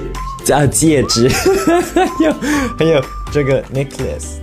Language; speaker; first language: Chinese; non-native, learner; Thai